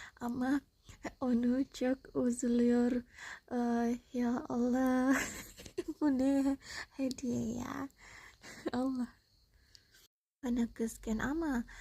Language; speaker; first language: Turkish; non-native, learner; Indonesian